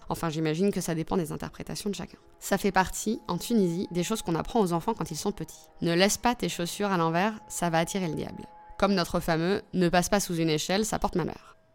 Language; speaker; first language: French; native; French